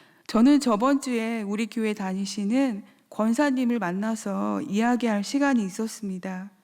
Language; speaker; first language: Korean; native; Korean